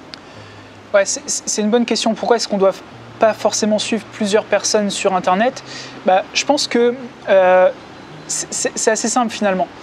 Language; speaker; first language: French; native; French